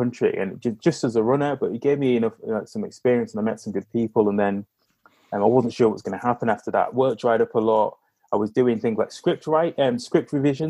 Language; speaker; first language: English; native; English